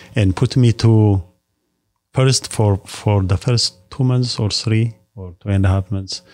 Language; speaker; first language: English; non-native, fluent; Amharic